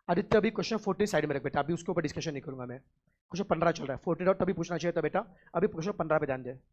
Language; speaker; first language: Hindi; non-native, local second language; Marathi